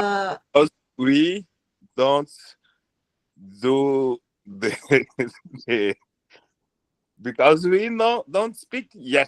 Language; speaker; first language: English; non-native, learner; Portuguese